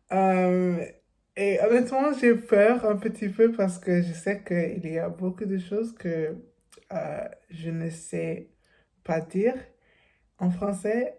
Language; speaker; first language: French; non-native, learner; English